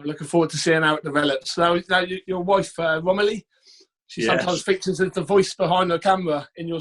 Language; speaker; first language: English; native; English